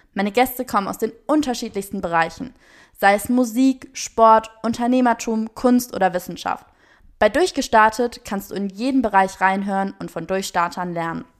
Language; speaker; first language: German; native; German